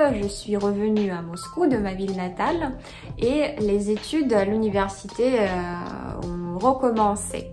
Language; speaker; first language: French; non-native, fluent; Russian